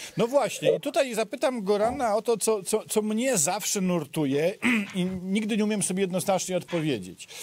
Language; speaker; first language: Polish; native; Polish